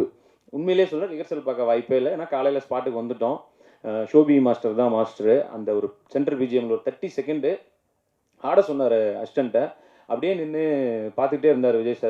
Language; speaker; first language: Tamil; native; Tamil